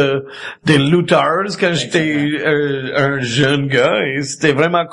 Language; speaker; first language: French; non-native, fluent; English